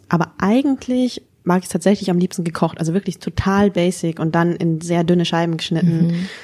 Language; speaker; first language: German; early bilingual, other home language; Vietnamese